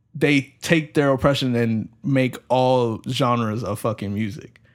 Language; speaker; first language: English; native; English